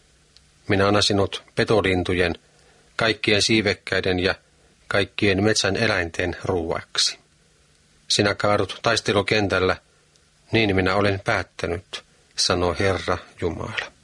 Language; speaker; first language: Finnish; native; Finnish